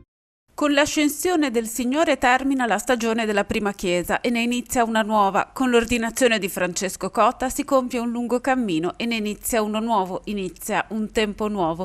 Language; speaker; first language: Italian; native; Italian